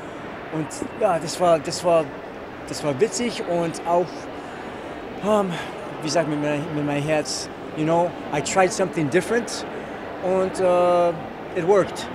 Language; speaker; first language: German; non-native, fluent; English